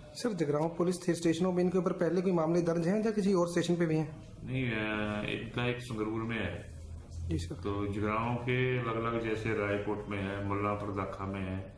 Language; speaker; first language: Hindi; non-native, local second language; Punjabi